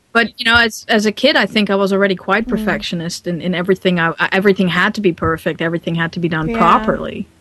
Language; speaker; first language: English; non-native, fluent; Dutch